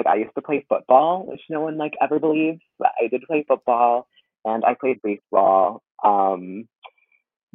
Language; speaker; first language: English; native; English